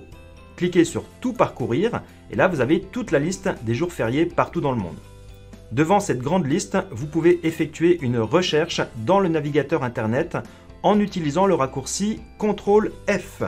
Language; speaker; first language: French; native; French